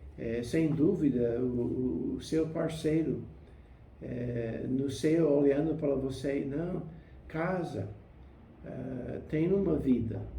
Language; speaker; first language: Portuguese; non-native, fluent; English